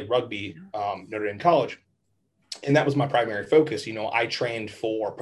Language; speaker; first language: English; native; English